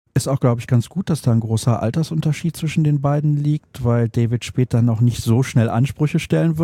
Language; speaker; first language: German; native; German